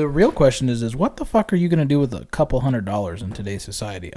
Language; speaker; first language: English; native; English